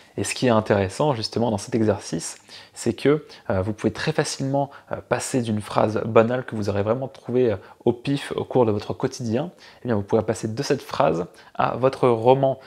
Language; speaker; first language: French; native; French